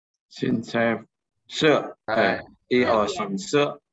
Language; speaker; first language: Chinese; non-native, learner; Indonesian